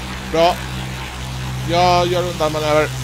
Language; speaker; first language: Swedish; native; Swedish